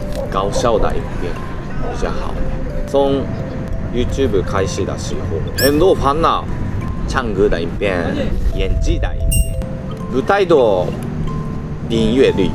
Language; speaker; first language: Chinese; non-native, learner; Japanese